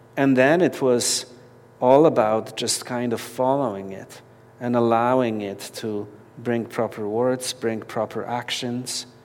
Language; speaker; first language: English; non-native, fluent; Polish